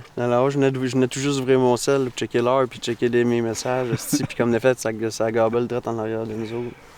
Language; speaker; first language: French; native; French